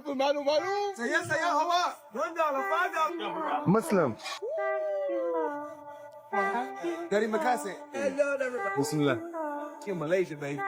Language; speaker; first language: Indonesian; non-native, learner; English